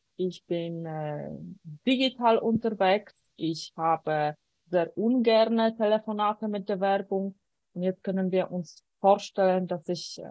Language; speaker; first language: German; non-native, fluent; Polish